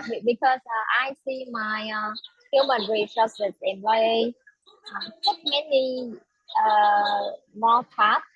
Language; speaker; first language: English; non-native, learner; Vietnamese